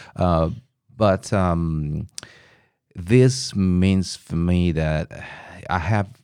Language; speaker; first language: English; non-native, fluent; Italian